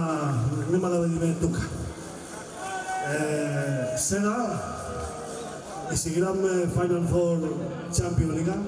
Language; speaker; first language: Macedonian; non-native, learner; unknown